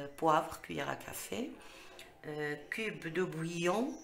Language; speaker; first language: French; non-native, local second language; Arabic